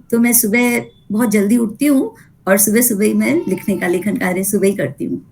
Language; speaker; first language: Hindi; native; Hindi